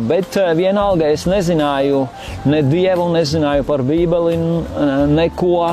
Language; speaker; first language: Latvian; non-native, fluent; Armenian